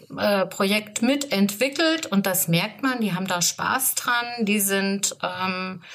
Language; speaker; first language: German; native; German